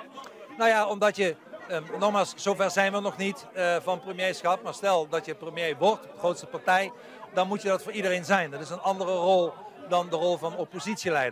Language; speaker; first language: Dutch; native; Dutch